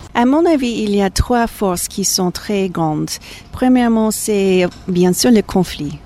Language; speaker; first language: French; non-native, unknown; English